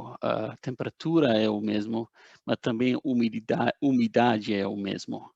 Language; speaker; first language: Portuguese; non-native, fluent; Dutch